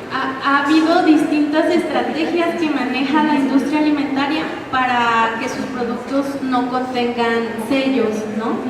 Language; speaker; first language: Spanish; native; Spanish